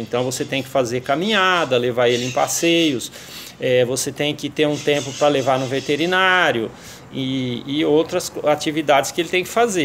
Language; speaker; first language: Portuguese; native; Portuguese